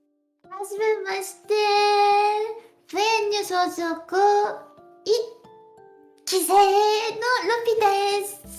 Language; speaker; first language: Japanese; non-native, learner; Korean